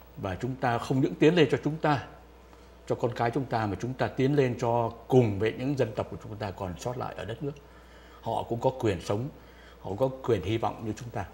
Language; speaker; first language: Vietnamese; native; Vietnamese